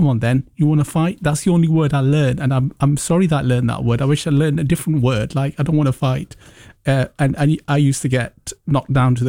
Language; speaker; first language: English; early bilingual, other home language; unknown